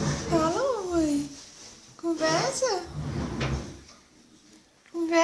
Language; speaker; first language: Portuguese; native; Portuguese